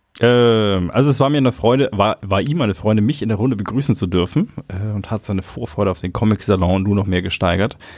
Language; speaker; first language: German; native; German